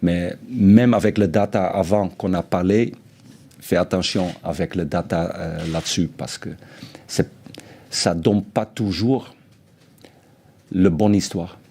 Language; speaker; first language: French; non-native, fluent; Dutch